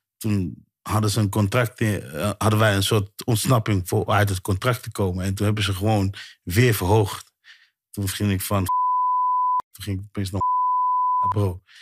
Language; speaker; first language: Dutch; early bilingual, other home language; Sranan Tongo